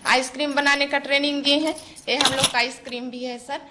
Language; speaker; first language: Hindi; native; Hindi